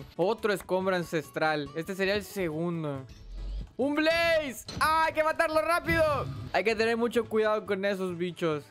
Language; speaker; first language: Spanish; native; Spanish